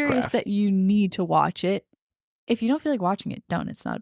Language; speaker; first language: English; native; English